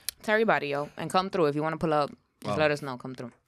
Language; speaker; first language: English; early bilingual, other home language; Spanish